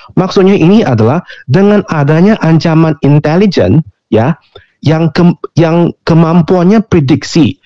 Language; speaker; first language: Indonesian; non-native, fluent; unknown